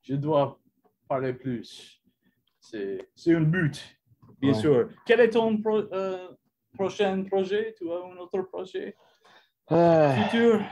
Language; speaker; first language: French; non-native, learner; English